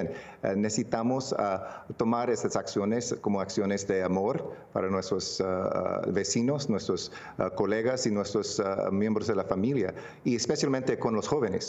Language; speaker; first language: Spanish; non-native, local second language; English